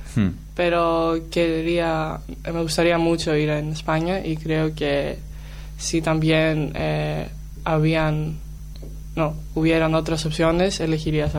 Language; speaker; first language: Spanish; non-native, learner; Greek